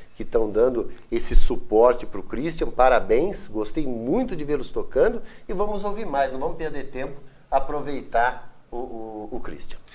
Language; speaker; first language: Portuguese; native; Portuguese